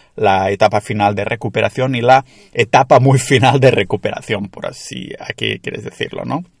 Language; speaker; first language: Spanish; native; Spanish